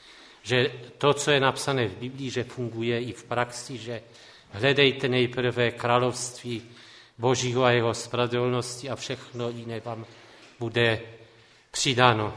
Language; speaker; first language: Czech; non-native, local second language; Polish